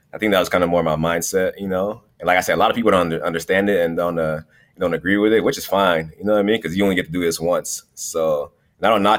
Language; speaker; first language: English; native; English